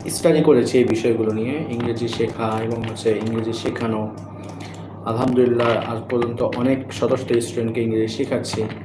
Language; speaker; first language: Bangla; native; Bangla